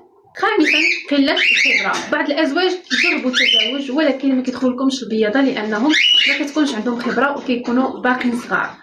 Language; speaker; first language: Arabic; native; Arabic